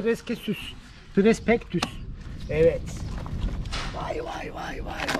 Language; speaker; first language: Turkish; native; Turkish